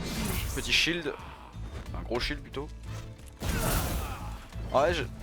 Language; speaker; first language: French; native; French